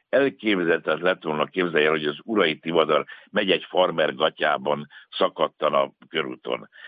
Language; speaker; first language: Hungarian; native; Hungarian